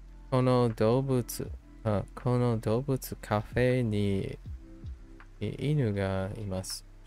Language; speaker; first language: Japanese; non-native, learner; English